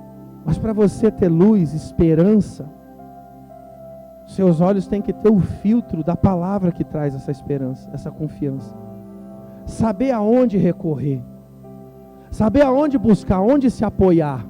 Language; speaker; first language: Portuguese; native; Portuguese